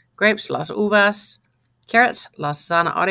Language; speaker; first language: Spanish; non-native, fluent; English